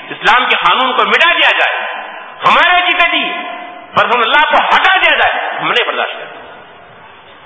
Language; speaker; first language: Urdu; native; Urdu